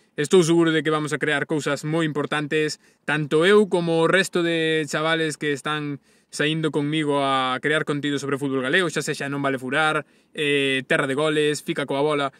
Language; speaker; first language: Galician; native; Galician